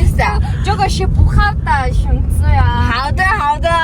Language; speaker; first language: Chinese; non-native, fluent; Mongolian